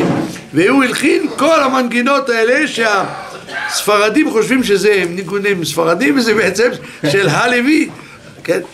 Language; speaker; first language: Hebrew; non-native, fluent; French